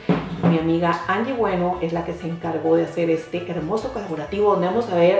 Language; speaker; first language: Spanish; native; Spanish